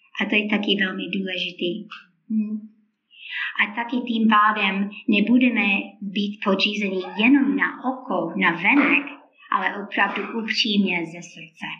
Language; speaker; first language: Czech; non-native, fluent; English